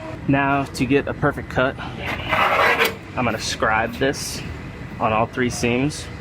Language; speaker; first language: English; native; English